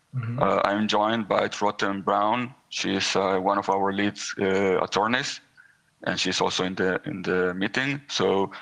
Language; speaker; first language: English; non-native, fluent; Hebrew